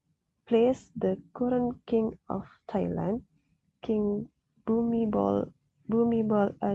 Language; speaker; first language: English; non-native, learner; Indonesian